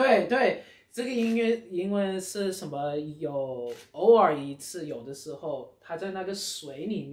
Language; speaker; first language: Chinese; early bilingual, heritage; Chinese